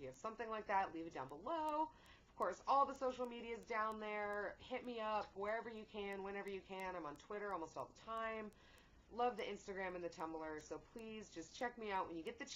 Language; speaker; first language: English; native; English